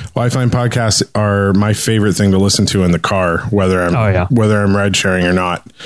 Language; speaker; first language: English; native; English